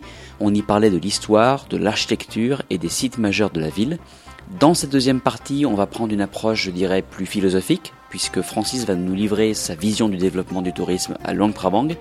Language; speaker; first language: French; native; French